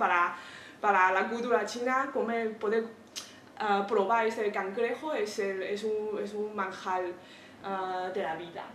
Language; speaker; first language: Spanish; non-native, fluent; Chinese